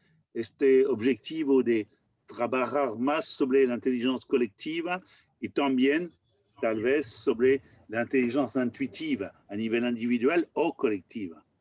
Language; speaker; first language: Spanish; non-native, learner; French